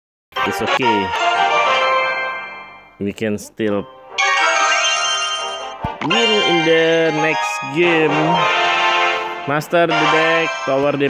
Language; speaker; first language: English; non-native, learner; Indonesian